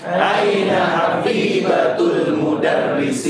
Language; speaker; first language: Arabic; non-native, learner; Indonesian